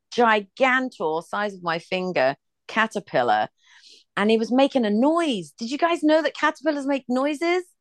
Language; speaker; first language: English; native; English